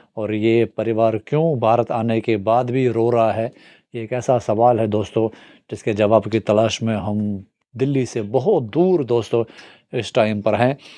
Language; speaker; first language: Hindi; native; Hindi